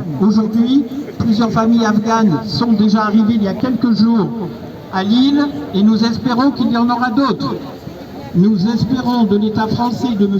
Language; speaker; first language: French; non-native, fluent; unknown